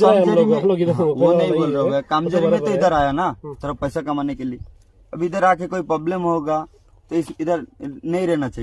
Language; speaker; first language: Hindi; non-native, fluent; Bangla